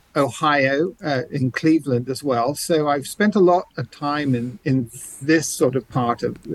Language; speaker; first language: English; native; English